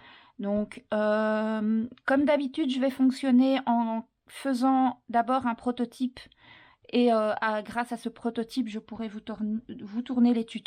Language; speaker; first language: French; native; French